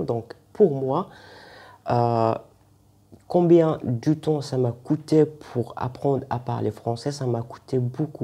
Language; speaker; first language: French; non-native, fluent; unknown